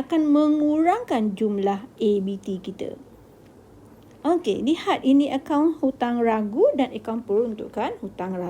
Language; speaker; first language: Malay; native; Malay